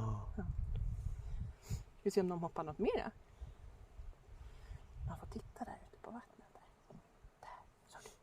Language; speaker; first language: Swedish; native; Swedish